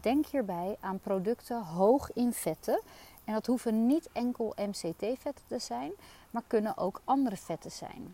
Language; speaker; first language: Dutch; native; Dutch